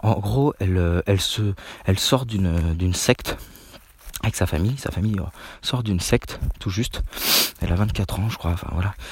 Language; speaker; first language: French; native; French